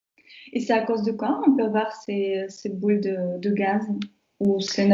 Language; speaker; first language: French; non-native, fluent; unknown